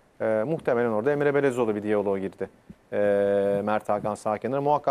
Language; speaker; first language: Turkish; native; Turkish